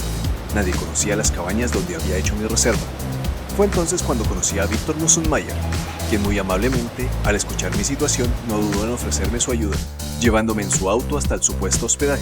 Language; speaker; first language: Spanish; native; Spanish